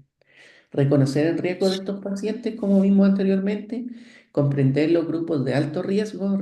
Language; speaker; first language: Spanish; native; Spanish